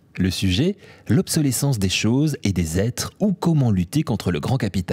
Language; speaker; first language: French; native; French